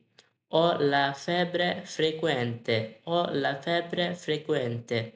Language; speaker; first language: Italian; non-native, learner; Bangla